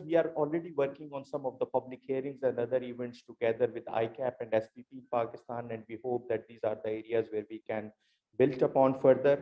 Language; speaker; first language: English; non-native, local second language; Urdu